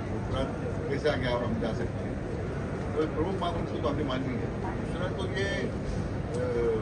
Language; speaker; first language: Hindi; non-native, local second language; Marathi